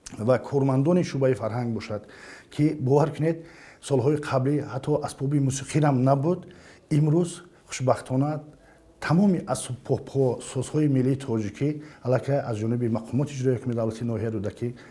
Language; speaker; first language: Tajik; native; Tajik